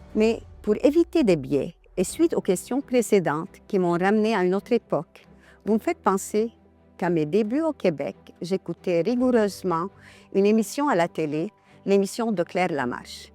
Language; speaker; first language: French; non-native, local second language; Arabic